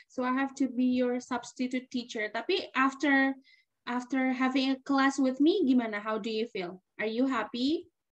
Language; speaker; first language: English; non-native, fluent; Indonesian